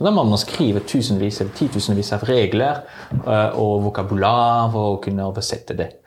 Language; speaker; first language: Norwegian; non-native, fluent; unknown